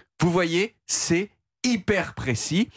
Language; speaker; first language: French; native; French